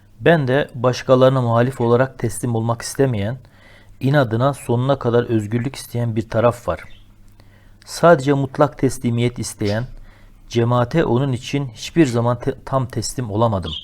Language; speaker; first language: Turkish; native; Turkish